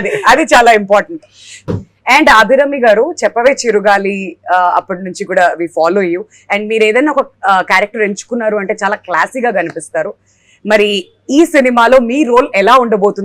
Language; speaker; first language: Telugu; native; Telugu